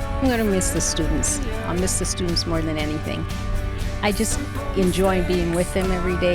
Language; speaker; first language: English; native; English